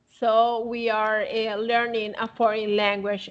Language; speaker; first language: English; non-native, fluent; Spanish